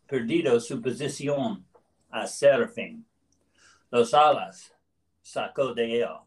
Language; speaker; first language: Spanish; non-native, learner; English